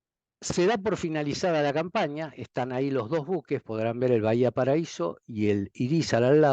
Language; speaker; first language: Spanish; native; Spanish